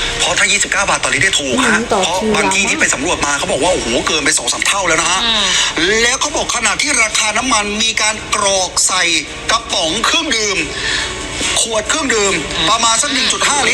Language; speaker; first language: Thai; native; Thai